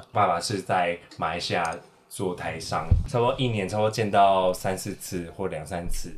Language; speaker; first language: Chinese; native; Chinese